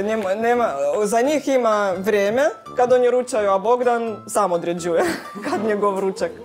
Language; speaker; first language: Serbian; non-native, learner; Russian